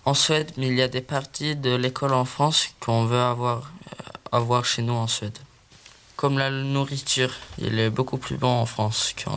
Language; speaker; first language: French; non-native, learner; Swedish